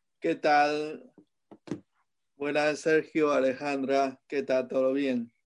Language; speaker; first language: Spanish; non-native, fluent; Chinese